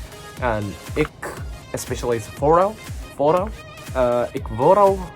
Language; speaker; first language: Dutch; non-native, learner; Japanese